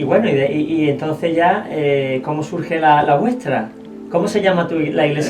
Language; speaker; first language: Spanish; native; Spanish